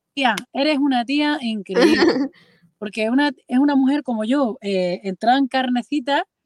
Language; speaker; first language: Spanish; native; Spanish